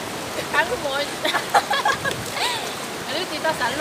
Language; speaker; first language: Chinese; non-native, learner; Lao